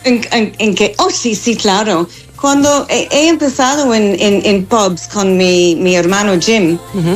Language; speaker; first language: Spanish; non-native, fluent; English